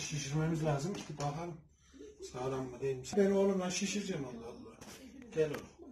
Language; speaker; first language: Turkish; native; Turkish